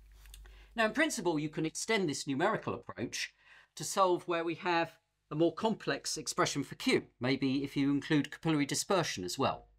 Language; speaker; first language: English; native; English